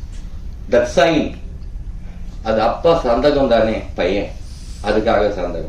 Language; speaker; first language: Tamil; non-native, learner; Telugu